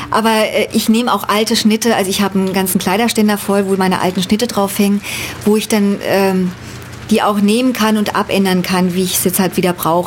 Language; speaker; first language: German; native; German